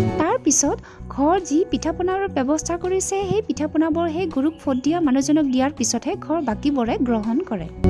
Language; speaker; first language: Assamese; non-native, local second language; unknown